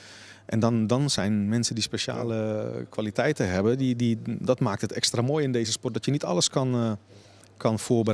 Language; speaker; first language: Dutch; native; Dutch